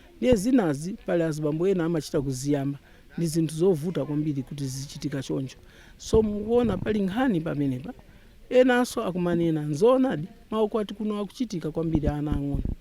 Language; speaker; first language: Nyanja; native; Nyanja